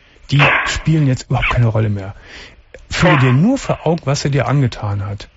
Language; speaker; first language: German; native; German